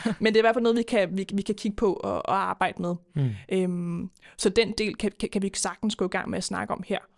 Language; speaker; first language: Danish; native; Danish